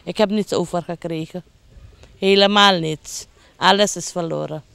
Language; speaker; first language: Dutch; non-native, local second language; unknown